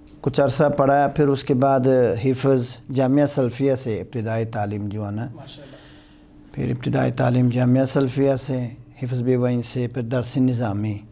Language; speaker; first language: Urdu; non-native, local second language; Punjabi